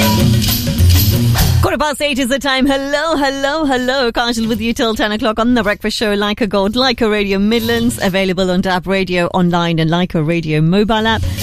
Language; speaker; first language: English; early bilingual, other home language; Hindi